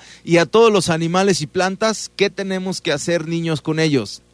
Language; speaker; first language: Spanish; native; Spanish